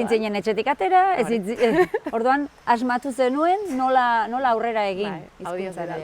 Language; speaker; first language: Basque; native; Basque